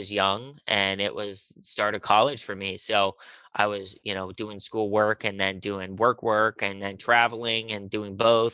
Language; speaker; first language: English; native; English